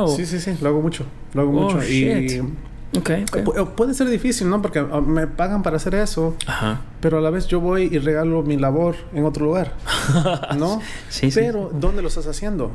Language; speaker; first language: Spanish; early bilingual, heritage; Spanish